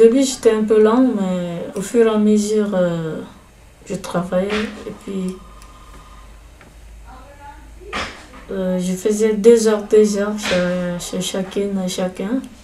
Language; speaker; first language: French; non-native, fluent; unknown